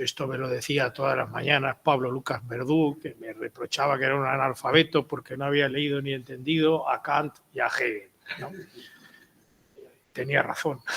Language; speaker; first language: Spanish; native; Spanish